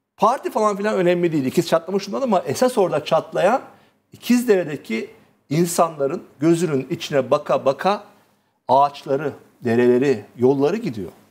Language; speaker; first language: Turkish; native; Turkish